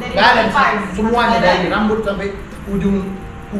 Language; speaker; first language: Indonesian; native; Indonesian